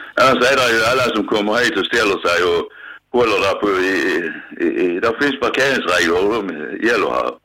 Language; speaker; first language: Swedish; native; Swedish